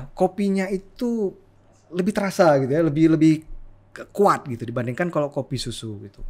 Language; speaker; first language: Indonesian; native; Indonesian